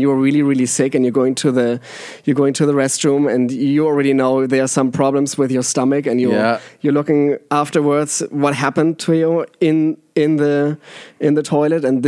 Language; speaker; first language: English; non-native, fluent; German